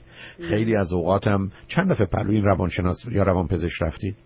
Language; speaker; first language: Persian; native; Persian